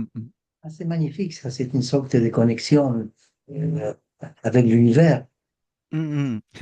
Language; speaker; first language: French; non-native, fluent; Spanish